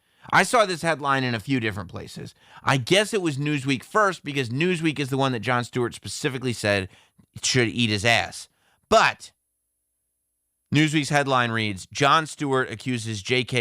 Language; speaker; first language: English; native; English